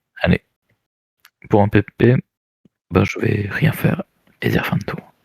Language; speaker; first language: French; native; French